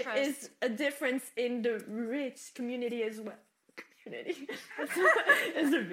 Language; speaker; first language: English; non-native, fluent; French